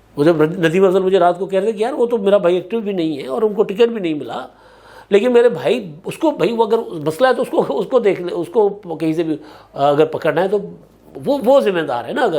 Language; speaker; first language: Urdu; non-native, local second language; Sindhi